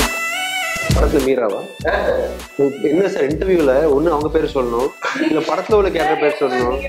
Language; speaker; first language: Tamil; native; Tamil